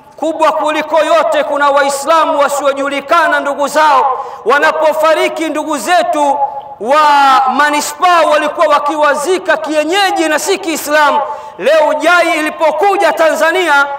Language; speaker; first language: Swahili; native; Swahili